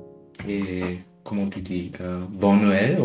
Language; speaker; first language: French; non-native, learner; German